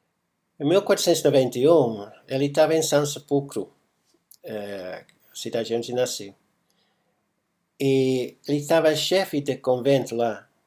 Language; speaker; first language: Portuguese; non-native, fluent; English